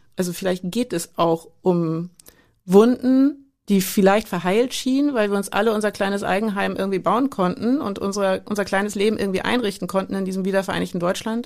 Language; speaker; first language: German; native; German